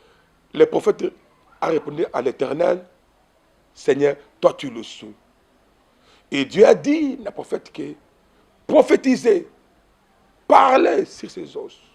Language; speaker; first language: French; non-native, local second language; Lingala